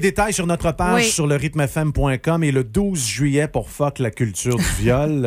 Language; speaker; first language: French; native; French